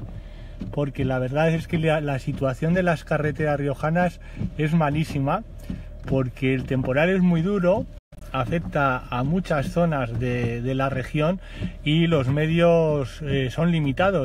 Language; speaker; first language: Spanish; native; Spanish